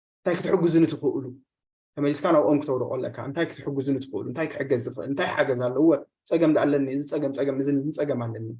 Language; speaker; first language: Tigrinya; native; Tigrinya